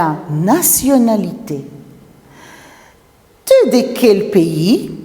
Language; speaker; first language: French; non-native, fluent; Maltese